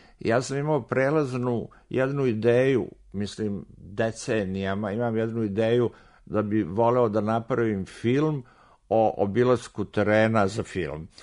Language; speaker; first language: Serbian; native; Serbian